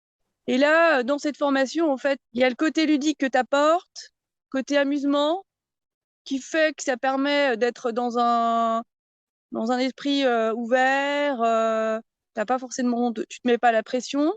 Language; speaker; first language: French; native; French